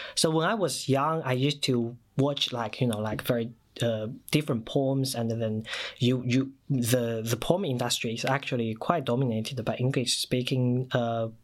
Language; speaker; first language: English; non-native, fluent; Chinese